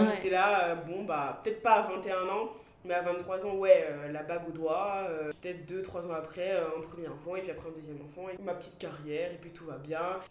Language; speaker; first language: French; native; French